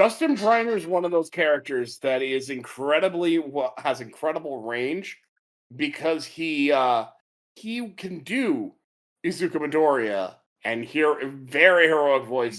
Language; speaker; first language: English; native; English